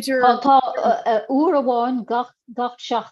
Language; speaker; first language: Irish; non-native, local second language; English